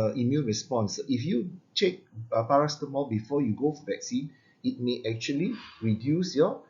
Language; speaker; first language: English; non-native, local second language; Malay